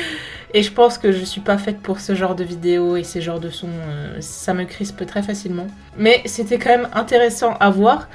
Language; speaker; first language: French; native; French